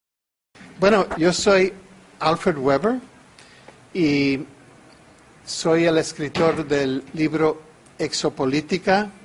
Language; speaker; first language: Spanish; non-native, fluent; English